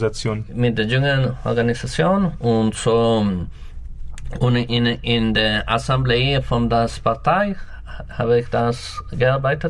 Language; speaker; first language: German; non-native, learner; Spanish